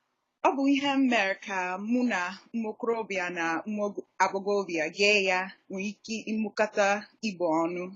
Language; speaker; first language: Igbo; non-native, learner; English